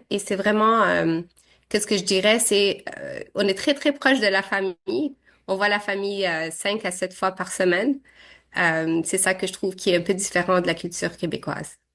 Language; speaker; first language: French; early bilingual, other home language; Arabic